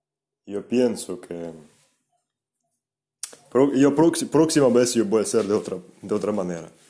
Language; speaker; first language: Spanish; non-native, fluent; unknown